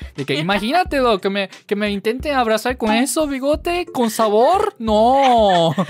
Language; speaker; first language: Spanish; non-native, fluent; Japanese